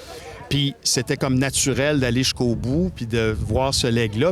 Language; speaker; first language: French; native; French